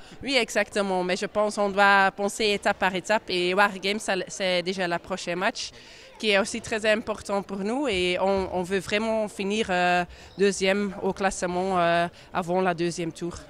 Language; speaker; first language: French; non-native, local second language; Dutch